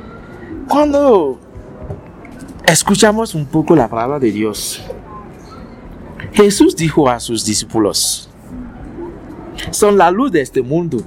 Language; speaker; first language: Spanish; non-native, learner; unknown